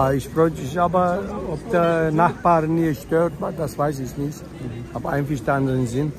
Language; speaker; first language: German; non-native, learner; Turkish